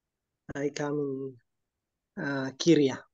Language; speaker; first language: Finnish; non-native, learner; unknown